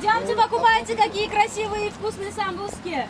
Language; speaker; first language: Russian; non-native, local second language; Tajik